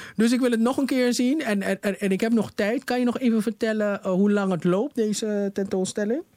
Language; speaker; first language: Dutch; native; Dutch